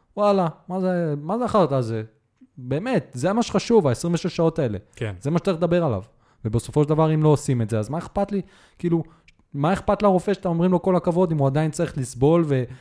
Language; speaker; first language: Hebrew; native; Hebrew